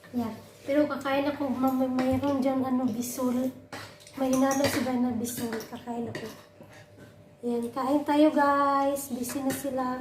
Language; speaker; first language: Filipino; non-native, local second language; Cebuano